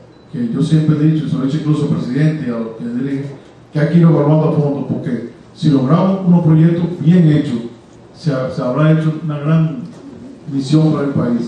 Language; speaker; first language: Spanish; native; Spanish